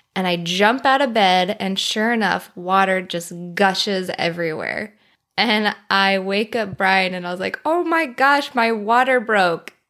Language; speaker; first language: English; native; English